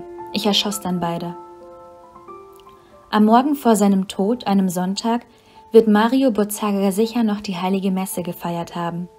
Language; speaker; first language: German; native; German